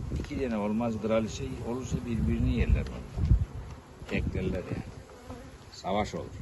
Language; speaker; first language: Turkish; native; Turkish